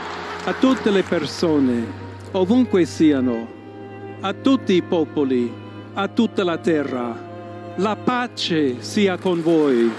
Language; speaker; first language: Italian; non-native, fluent; English